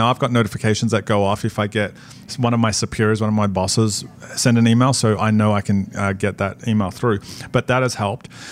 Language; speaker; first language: English; native; English